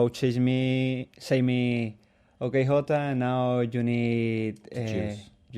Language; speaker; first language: English; non-native, learner; Spanish